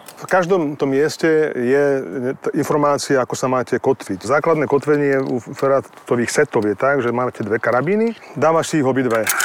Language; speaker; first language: Slovak; native; Slovak